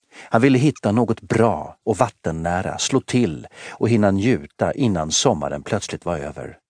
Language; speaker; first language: Swedish; native; Swedish